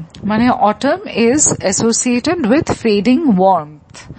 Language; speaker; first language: Bangla; native; Bangla